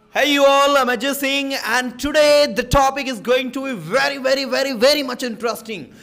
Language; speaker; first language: English; non-native, local second language; Hindi